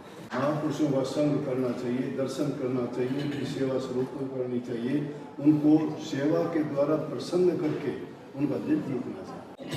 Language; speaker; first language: Hindi; native; Hindi